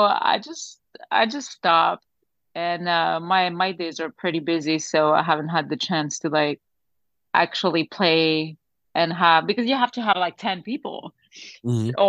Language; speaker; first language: English; non-native, fluent; French